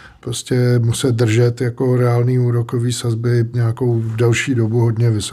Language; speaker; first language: Czech; native; Czech